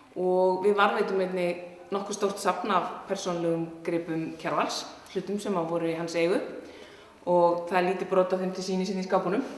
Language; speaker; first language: Icelandic; native; Icelandic